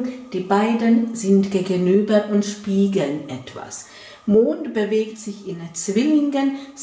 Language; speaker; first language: German; non-native, fluent; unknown